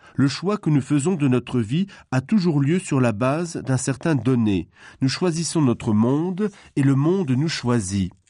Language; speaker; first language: French; non-native, local second language; Luxembourgish